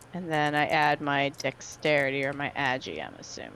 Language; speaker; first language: English; native; English